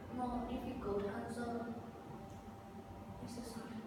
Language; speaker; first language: English; non-native, learner; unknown